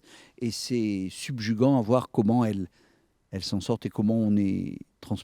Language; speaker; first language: French; native; French